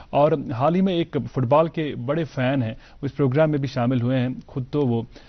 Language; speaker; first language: Hindi; non-native, local second language; Kashmiri